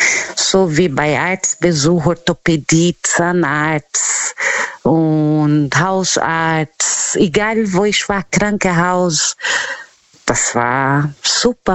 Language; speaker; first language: German; non-native, fluent; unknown